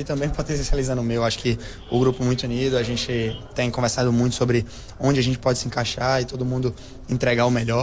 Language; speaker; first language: Portuguese; native; Portuguese